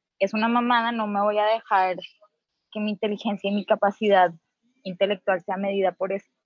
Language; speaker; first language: Spanish; native; Spanish